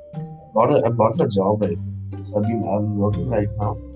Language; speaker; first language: English; non-native, local second language; Malayalam